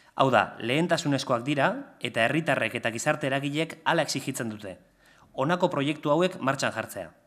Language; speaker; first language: Basque; non-native, local second language; Spanish